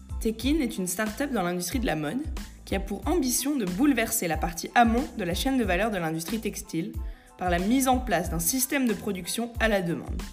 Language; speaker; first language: French; native; French